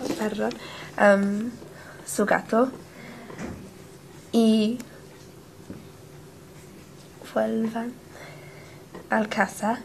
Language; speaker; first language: Spanish; non-native, learner; English